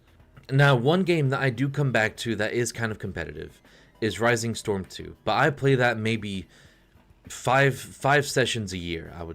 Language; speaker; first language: English; native; English